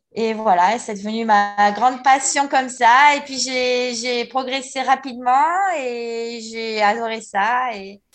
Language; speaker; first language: French; native; French